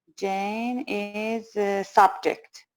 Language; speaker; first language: English; non-native, learner; Persian